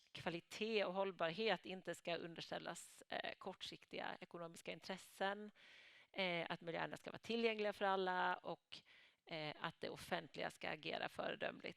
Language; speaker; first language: Swedish; native; Swedish